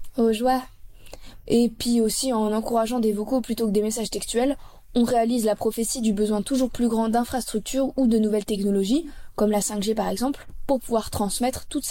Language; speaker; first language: French; native; French